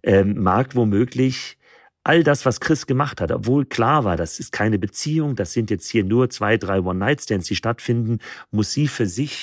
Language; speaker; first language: German; native; German